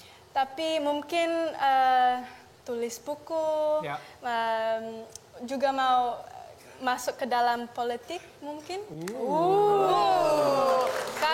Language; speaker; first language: Indonesian; non-native, local second language; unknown